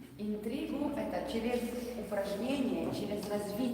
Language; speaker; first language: Russian; non-native, fluent; Italian